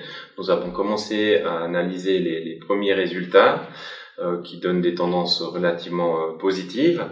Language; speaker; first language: French; native; French